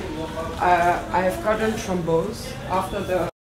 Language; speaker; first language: English; non-native, learner; German